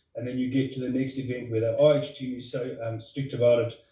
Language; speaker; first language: English; non-native, local second language; Afrikaans